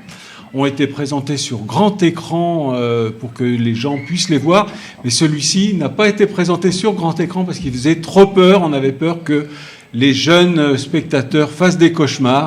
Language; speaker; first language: French; native; French